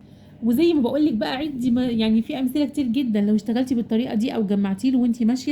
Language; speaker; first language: Arabic; native; Arabic